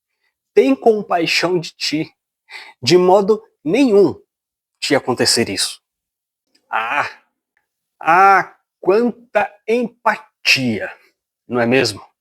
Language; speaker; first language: Portuguese; native; Portuguese